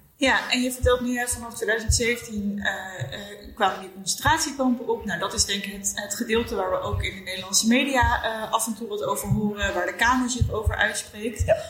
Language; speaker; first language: Dutch; native; Dutch